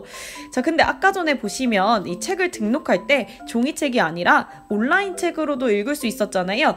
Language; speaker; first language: Korean; native; Korean